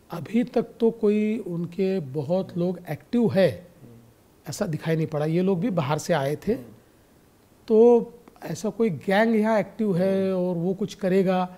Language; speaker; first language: Hindi; non-native, local second language; Marathi